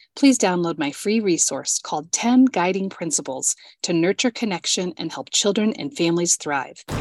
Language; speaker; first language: English; native; English